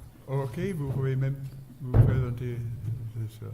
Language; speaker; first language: French; non-native, fluent; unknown